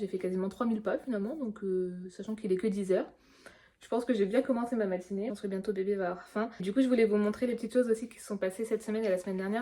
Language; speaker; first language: French; native; French